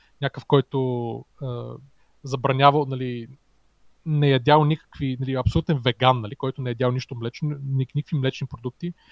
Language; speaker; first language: Bulgarian; native; Bulgarian